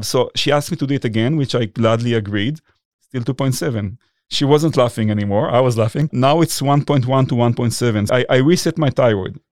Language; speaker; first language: English; non-native, fluent; Hebrew